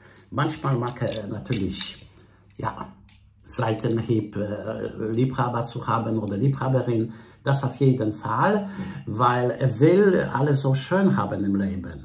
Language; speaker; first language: German; non-native, fluent; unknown